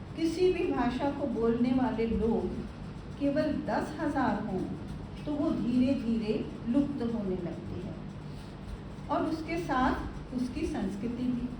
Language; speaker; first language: Hindi; non-native, local second language; Gujarati